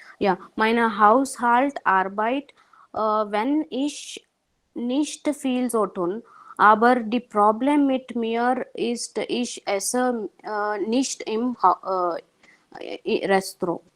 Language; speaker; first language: German; non-native, learner; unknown